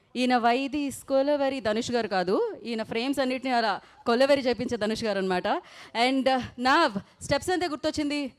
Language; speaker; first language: Telugu; native; Telugu